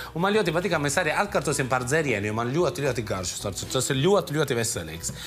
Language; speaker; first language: Latvian; non-native, fluent; Italian